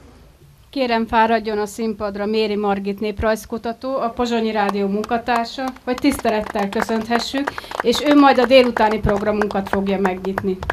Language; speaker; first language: Hungarian; native; Hungarian